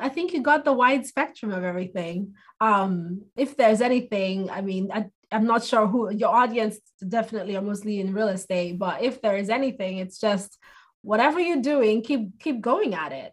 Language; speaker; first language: English; non-native, local second language; Igbo